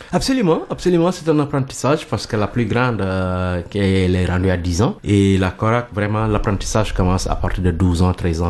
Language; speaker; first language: French; non-native, local second language; Mandingo